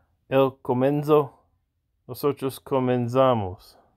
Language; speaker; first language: Spanish; non-native, learner; English